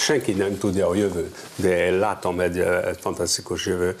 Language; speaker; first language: Hungarian; non-native, learner; French